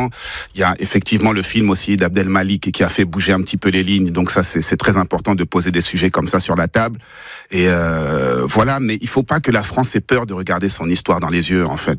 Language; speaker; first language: French; native; French